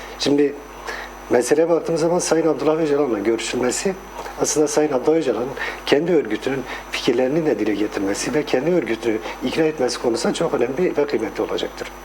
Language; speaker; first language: Turkish; non-native, local second language; Kurdish